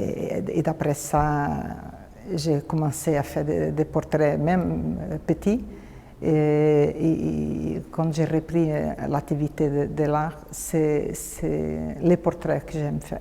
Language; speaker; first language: French; non-native, fluent; Portuguese